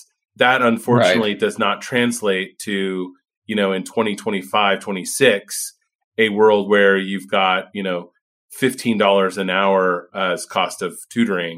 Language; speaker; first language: English; native; English